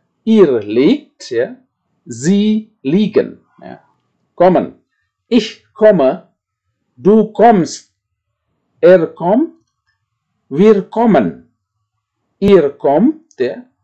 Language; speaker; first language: German; non-native, fluent; Indonesian